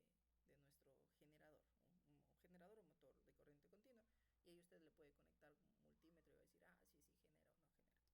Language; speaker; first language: Spanish; native; Spanish